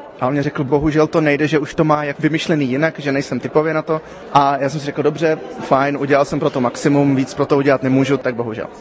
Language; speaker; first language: Czech; early bilingual, heritage; Czech